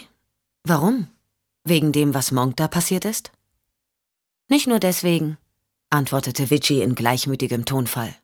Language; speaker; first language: German; native; German